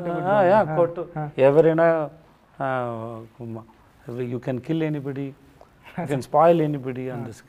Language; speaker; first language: Telugu; non-native, learner; Tamil